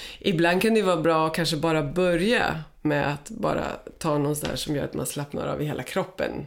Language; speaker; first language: Swedish; native; Swedish